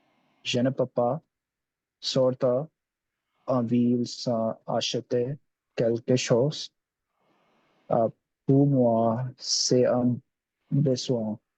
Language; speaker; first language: French; non-native, learner; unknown